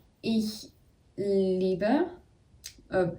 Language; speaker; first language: German; non-native, learner; French